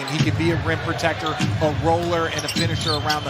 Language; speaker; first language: English; native; English